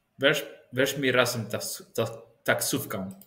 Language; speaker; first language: Polish; non-native, learner; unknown